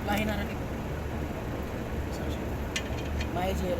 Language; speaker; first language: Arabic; non-native, learner; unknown